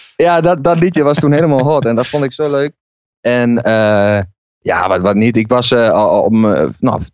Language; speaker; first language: Dutch; native; Dutch